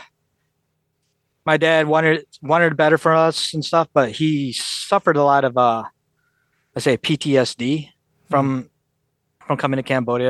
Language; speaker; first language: English; native; English